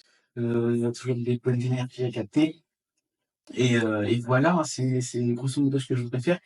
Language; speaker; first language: French; native; French